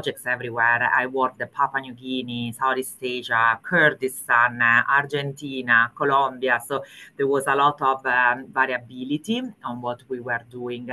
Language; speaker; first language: English; non-native, fluent; Italian